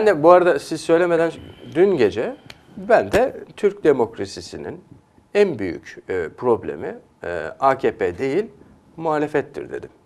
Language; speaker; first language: Turkish; native; Turkish